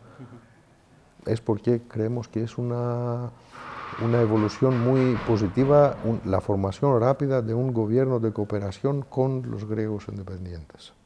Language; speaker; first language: Spanish; non-native, fluent; Greek